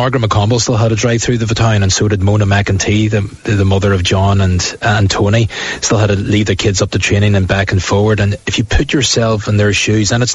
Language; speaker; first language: English; native; English